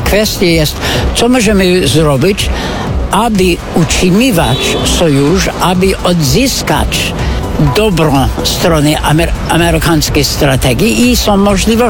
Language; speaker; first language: Polish; non-native, fluent; English